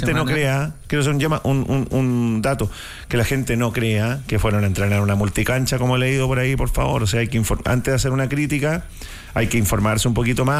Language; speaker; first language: Spanish; native; Spanish